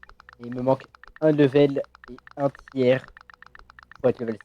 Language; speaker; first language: French; native; French